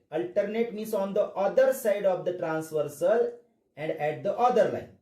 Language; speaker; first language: English; non-native, local second language; Marathi